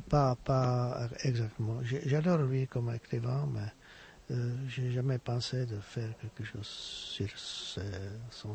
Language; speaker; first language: French; non-native, fluent; Czech